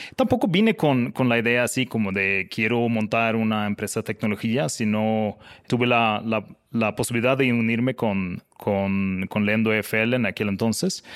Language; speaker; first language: Spanish; non-native, fluent; Swedish